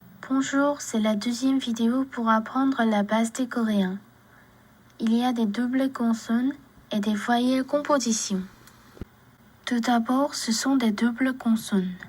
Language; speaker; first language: French; non-native, learner; Korean